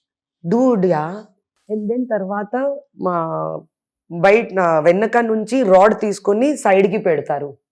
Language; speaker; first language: Telugu; non-native, learner; Hindi